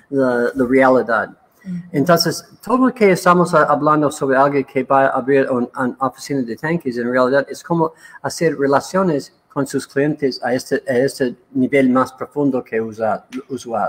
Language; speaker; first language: Spanish; non-native, learner; English